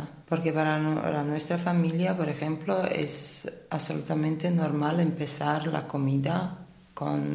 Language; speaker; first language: Spanish; non-native, fluent; Italian